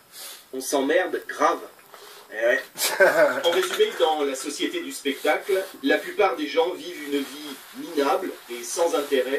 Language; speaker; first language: French; native; French